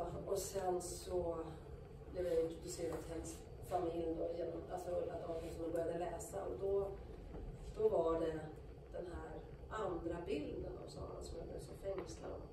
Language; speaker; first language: Swedish; native; Swedish